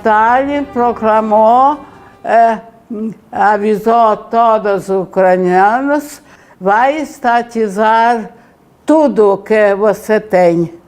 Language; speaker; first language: Portuguese; early bilingual, other home language; Ukrainian